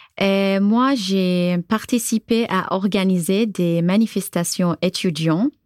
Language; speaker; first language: French; non-native, fluent; Arabic